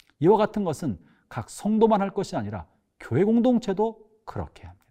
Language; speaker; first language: Korean; native; Korean